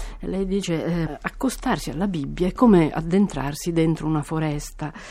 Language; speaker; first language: Italian; native; Italian